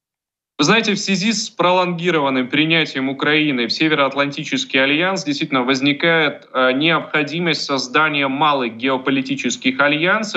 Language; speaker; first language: Russian; native; Russian